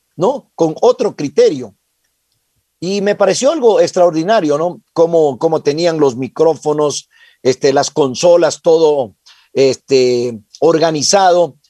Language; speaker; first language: Spanish; native; Spanish